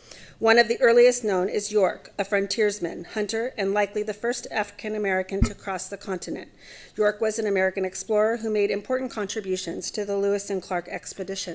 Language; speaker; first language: English; native; English